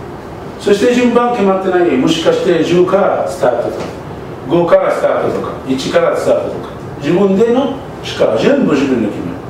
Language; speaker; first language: Japanese; non-native, learner; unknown